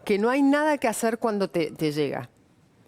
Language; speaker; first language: Spanish; native; Spanish